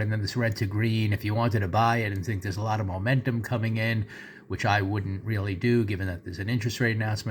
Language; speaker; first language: English; native; English